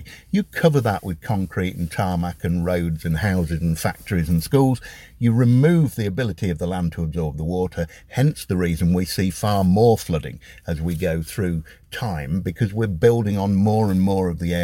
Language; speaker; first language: English; native; English